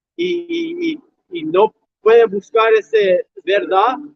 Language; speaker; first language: Spanish; non-native, learner; English